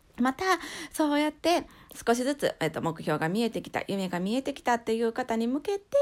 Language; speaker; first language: Japanese; native; Japanese